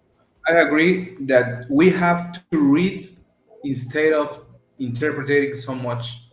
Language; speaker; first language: English; non-native, learner; Spanish